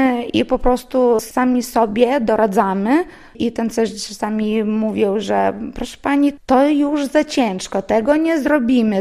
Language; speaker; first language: Polish; non-native, local second language; Lithuanian